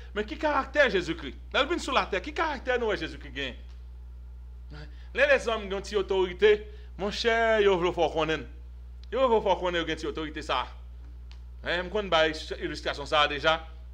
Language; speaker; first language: French; native; French